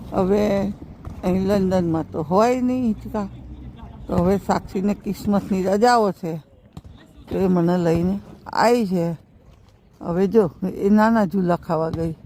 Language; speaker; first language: Gujarati; native; Gujarati